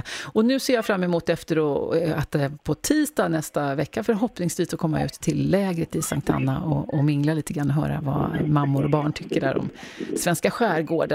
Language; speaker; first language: Swedish; native; Swedish